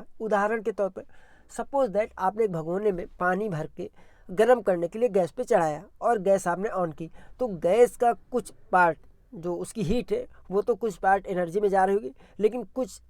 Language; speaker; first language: Hindi; native; Hindi